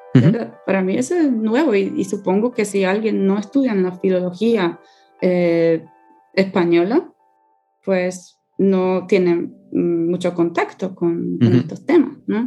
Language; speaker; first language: Spanish; non-native, fluent; Polish